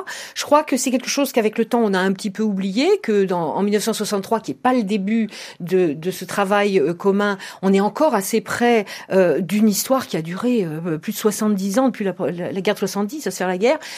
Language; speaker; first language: French; native; French